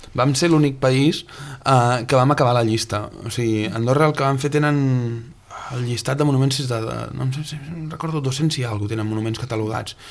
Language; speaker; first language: Catalan; native; Catalan